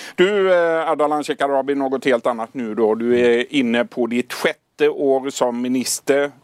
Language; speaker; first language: Swedish; native; Swedish